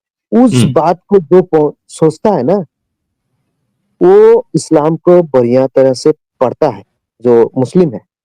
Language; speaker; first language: Hindi; non-native, local second language; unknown